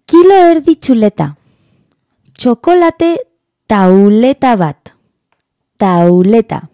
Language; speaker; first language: Basque; non-native, learner; Spanish